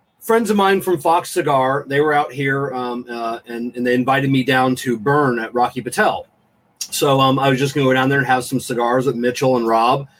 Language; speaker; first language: English; native; English